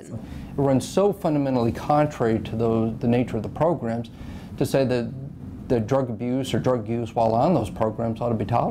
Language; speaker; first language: English; native; English